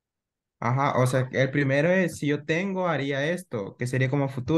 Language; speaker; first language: Spanish; native; Spanish